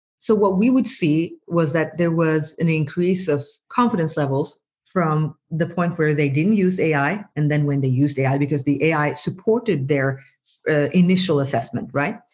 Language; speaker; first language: English; non-native, fluent; Norwegian